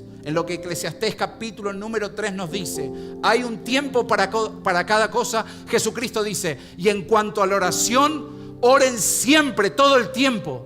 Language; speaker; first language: Spanish; native; Spanish